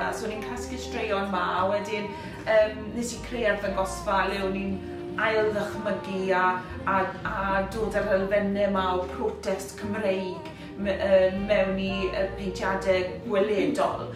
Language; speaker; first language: Welsh; native; Welsh